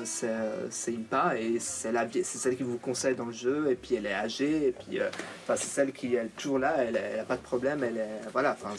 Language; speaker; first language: French; native; French